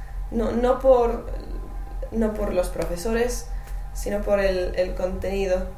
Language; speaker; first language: Spanish; non-native, fluent; English